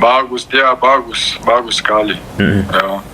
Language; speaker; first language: Indonesian; non-native, learner; Romanian